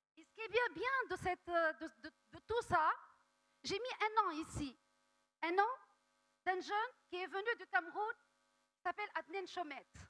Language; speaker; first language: French; non-native, local second language; Arabic